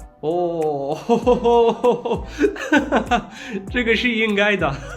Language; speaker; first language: Chinese; non-native, learner; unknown